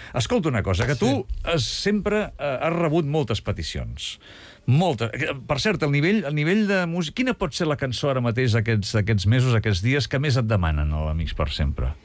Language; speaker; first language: Catalan; native; Catalan